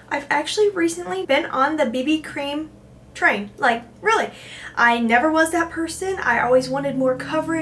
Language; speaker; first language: English; native; English